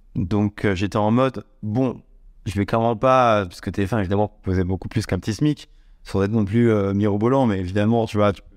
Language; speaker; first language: French; native; French